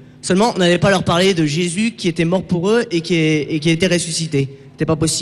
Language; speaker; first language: French; native; French